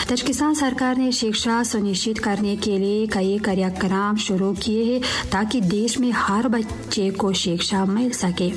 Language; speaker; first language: Hindi; non-native, fluent; Tajik